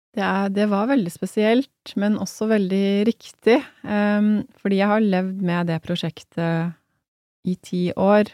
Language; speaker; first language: Norwegian; native; Norwegian